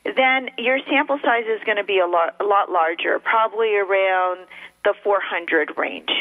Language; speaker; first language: English; early bilingual, other home language; Spanish